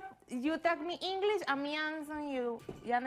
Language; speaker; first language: English; non-native, learner; Spanish